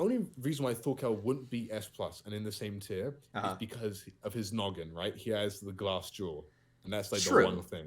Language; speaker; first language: English; native; English